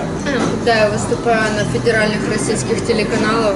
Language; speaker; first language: Russian; native; Russian